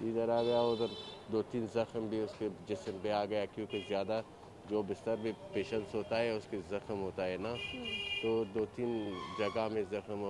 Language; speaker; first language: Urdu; non-native, learner; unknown